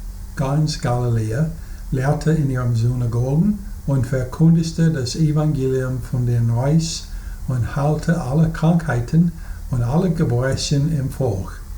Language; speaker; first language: German; non-native, fluent; English